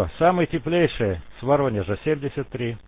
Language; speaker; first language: Russian; native; Russian